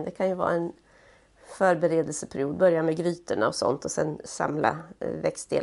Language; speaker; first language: Swedish; native; Swedish